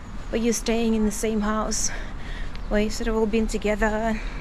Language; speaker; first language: English; non-native, fluent; Russian